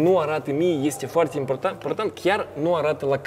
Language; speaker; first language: Romanian; non-native, local second language; Russian